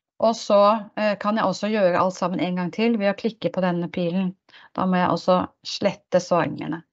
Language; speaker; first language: Norwegian; native; Norwegian